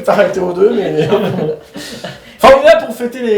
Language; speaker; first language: French; native; French